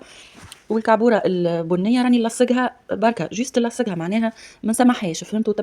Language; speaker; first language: Arabic; native; Arabic